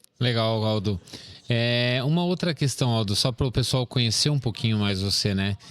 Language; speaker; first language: Portuguese; native; Portuguese